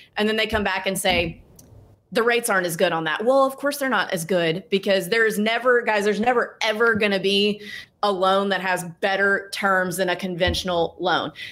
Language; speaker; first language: English; native; English